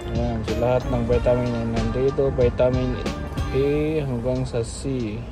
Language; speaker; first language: Filipino; non-native, local second language; Maranao